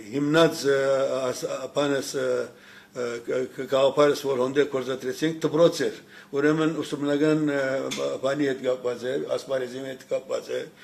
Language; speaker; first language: Armenian; early bilingual, heritage; Armenian